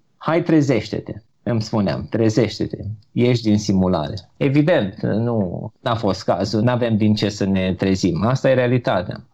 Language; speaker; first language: Romanian; native; Romanian